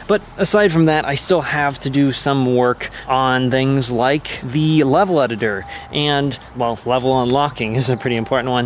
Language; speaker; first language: English; native; English